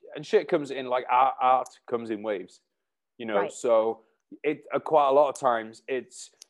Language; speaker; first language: English; native; English